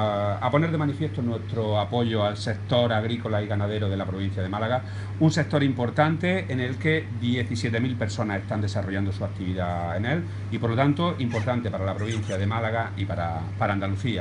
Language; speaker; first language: Spanish; native; Spanish